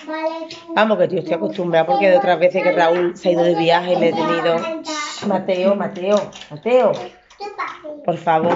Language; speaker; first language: Spanish; native; Spanish